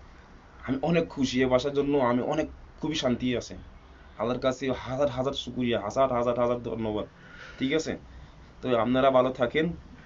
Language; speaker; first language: Bangla; non-native, fluent; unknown